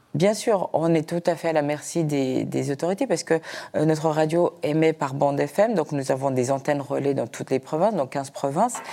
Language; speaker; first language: French; early bilingual, other home language; Persian